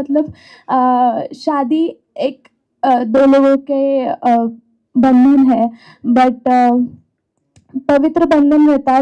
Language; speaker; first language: Hindi; non-native, local second language; Marathi